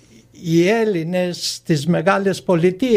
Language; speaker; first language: Greek; early bilingual, other home language; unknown